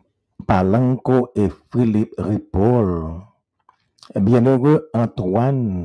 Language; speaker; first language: French; non-native, local second language; Haitian Creole